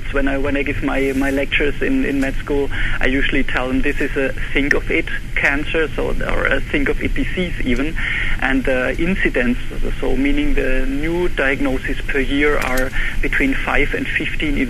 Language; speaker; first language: English; non-native, fluent; German